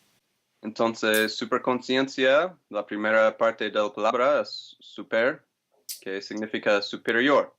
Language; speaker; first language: Spanish; non-native, fluent; English